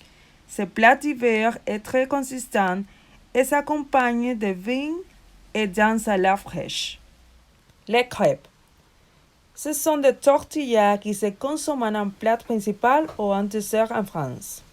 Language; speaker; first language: French; non-native, learner; Spanish